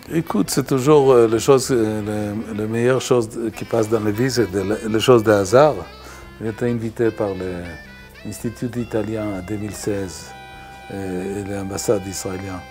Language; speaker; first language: French; non-native, fluent; Hebrew